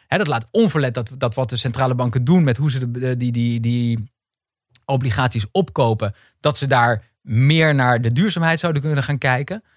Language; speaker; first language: Dutch; native; Dutch